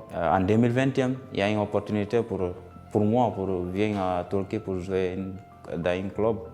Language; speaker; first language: French; non-native, learner; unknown